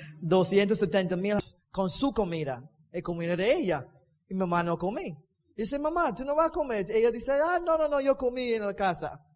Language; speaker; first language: Spanish; non-native, learner; English